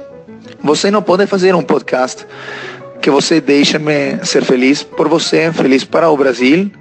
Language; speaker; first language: Portuguese; non-native, learner; Italian